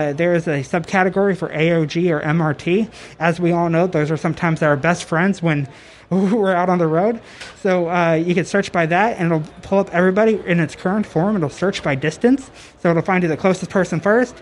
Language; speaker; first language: English; native; English